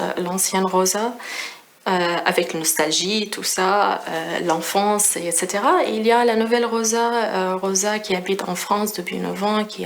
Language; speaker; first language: French; non-native, fluent; Arabic